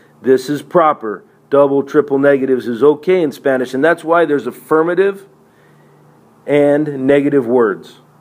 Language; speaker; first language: English; native; English